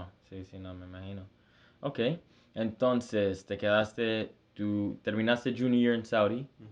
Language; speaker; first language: Spanish; early bilingual, heritage; Spanish